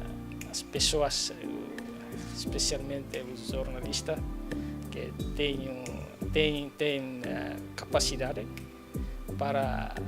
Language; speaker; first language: Portuguese; non-native, learner; Tetum